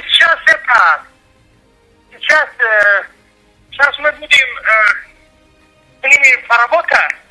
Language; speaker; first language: Russian; non-native, fluent; Tajik